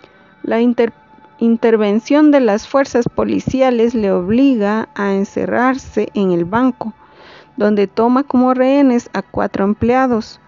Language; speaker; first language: Spanish; native; Spanish